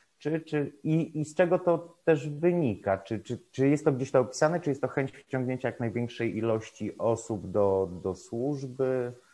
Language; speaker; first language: Polish; native; Polish